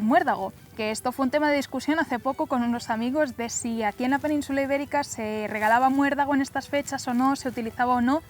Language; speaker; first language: Spanish; native; Spanish